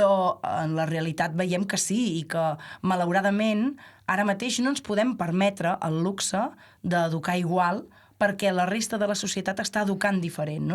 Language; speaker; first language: Catalan; native; Catalan